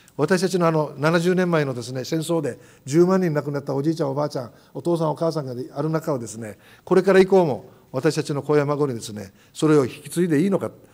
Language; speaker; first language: Japanese; native; Japanese